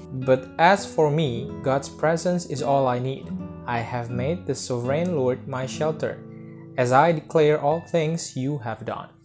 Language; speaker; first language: English; non-native, fluent; Indonesian